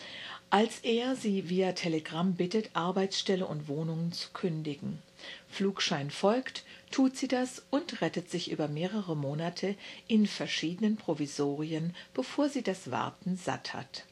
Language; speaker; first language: German; native; German